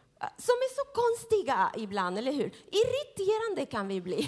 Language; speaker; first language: Swedish; non-native, fluent; Spanish